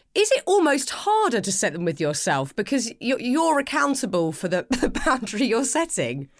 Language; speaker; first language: English; native; English